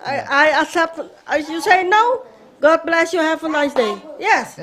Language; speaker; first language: English; non-native, learner; Papiamento